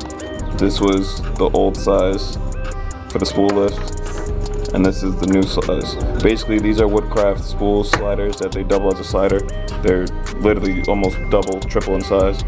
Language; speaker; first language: English; native; English